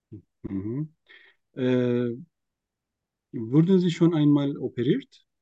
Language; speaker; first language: German; non-native, fluent; Turkish